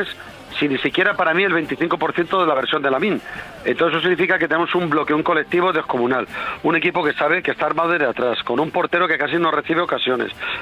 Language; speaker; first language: Spanish; native; Spanish